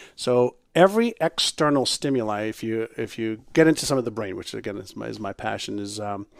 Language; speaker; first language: English; non-native, fluent; Hebrew